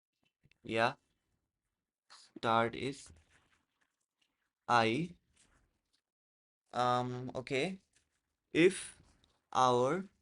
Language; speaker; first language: English; non-native, local second language; Hindi